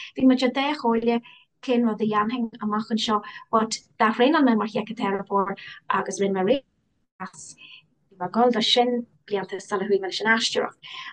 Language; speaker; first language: Irish; non-native, local second language; English